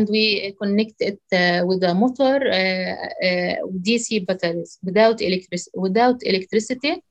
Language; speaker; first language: English; non-native, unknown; Arabic